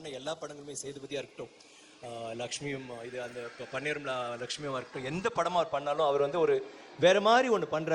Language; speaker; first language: Tamil; native; Tamil